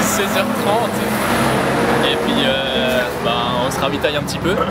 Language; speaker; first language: French; native; French